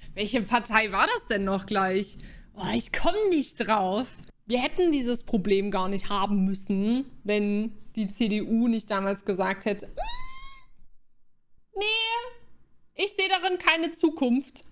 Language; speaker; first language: German; native; German